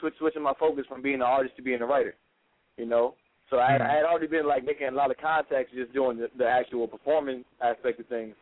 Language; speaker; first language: English; native; English